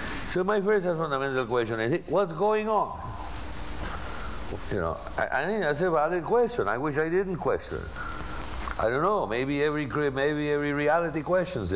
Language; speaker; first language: English; non-native, local second language; Spanish